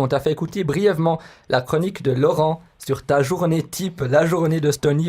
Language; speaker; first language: French; native; French